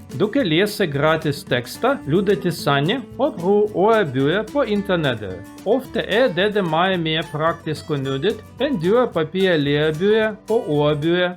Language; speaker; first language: Danish; non-native, learner; Russian